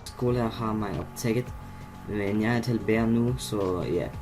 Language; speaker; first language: Danish; non-native, learner; English